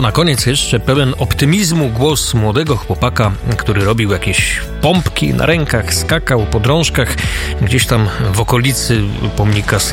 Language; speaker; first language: Polish; native; Polish